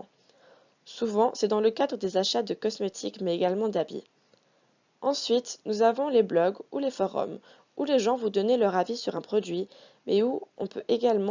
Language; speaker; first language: French; native; French